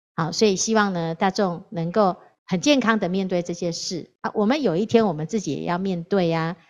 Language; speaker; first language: Chinese; native; Chinese